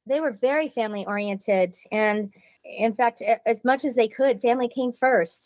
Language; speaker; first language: English; native; English